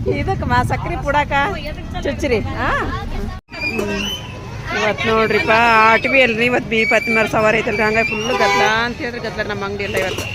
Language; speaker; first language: Kannada; non-native, local second language; Urdu